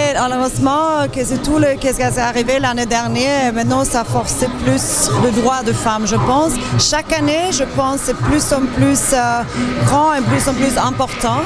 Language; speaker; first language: French; non-native, fluent; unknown